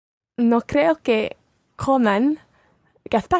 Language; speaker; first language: Spanish; non-native, learner; English